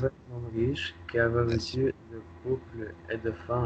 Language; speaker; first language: French; non-native, learner; Russian